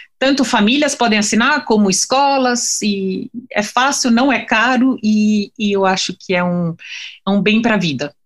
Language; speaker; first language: Portuguese; non-native, fluent; French